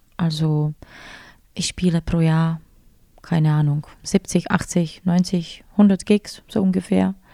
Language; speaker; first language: German; non-native, fluent; Czech